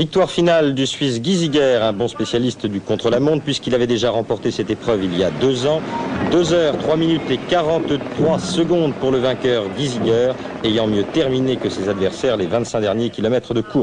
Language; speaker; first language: French; native; French